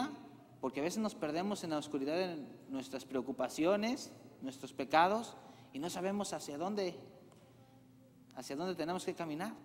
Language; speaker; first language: Spanish; native; Spanish